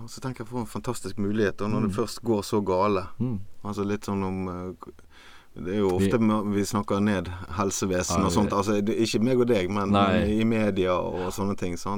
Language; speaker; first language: Norwegian; native; Norwegian